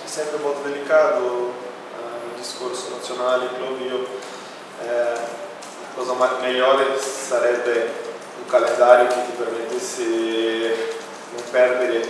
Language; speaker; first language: Italian; non-native, fluent; Portuguese